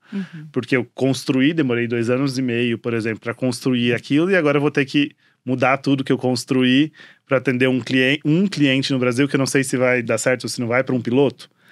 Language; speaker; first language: Portuguese; native; Portuguese